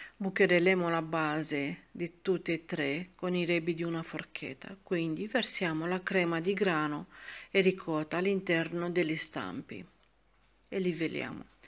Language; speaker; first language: Italian; non-native, fluent; Romanian